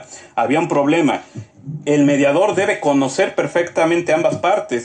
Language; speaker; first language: Spanish; native; Spanish